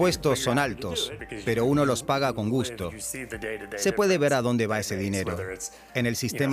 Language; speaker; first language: Spanish; non-native, fluent; English